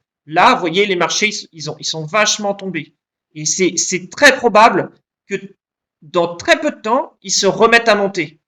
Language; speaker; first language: French; native; French